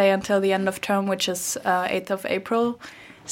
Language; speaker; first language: English; non-native, fluent; German